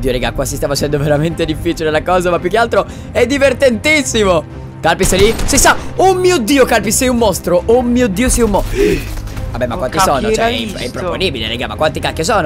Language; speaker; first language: Italian; native; Italian